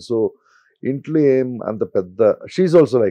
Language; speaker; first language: Telugu; non-native, local second language; Malayalam